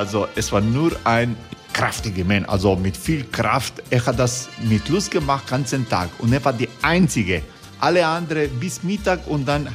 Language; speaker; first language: German; non-native, learner; Croatian